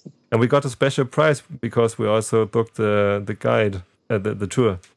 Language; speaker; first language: English; non-native, fluent; German